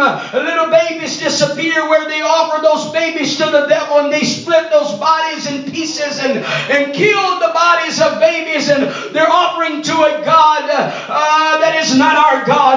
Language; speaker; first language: English; non-native, fluent; Portuguese